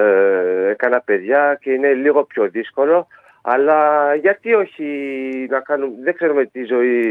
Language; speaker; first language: Greek; early bilingual, heritage; Greek